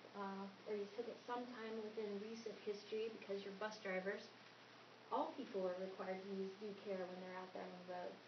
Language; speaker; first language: English; native; English